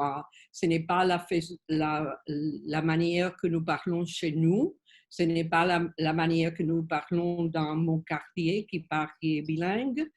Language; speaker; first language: French; non-native, learner; Spanish